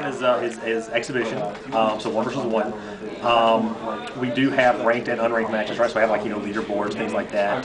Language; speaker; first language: English; native; English